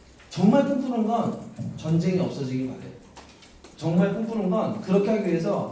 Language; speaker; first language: Korean; native; Korean